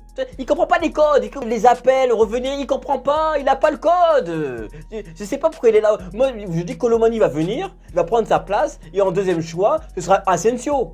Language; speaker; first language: French; native; French